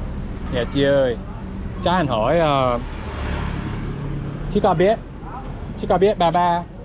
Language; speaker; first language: Vietnamese; non-native, learner; English